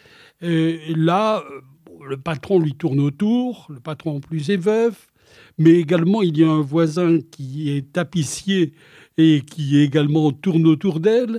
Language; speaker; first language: French; native; French